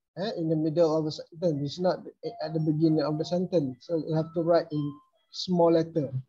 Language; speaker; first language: English; non-native, local second language; Malay